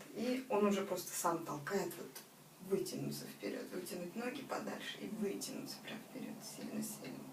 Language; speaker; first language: Russian; native; Russian